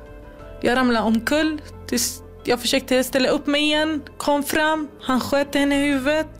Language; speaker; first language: Swedish; non-native, fluent; Kurdish